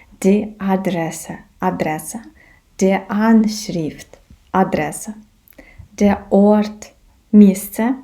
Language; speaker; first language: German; non-native, fluent; Ukrainian